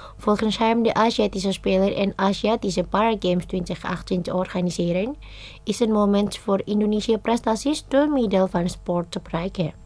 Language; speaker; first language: Dutch; non-native, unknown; Indonesian